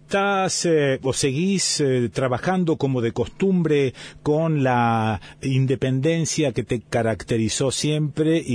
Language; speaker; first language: Spanish; native; Spanish